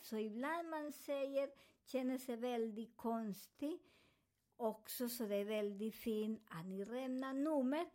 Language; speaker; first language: Swedish; non-native, learner; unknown